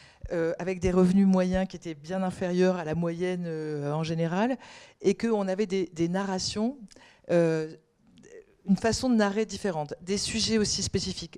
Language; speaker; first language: French; native; French